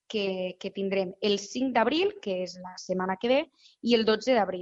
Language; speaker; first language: Catalan; native; Catalan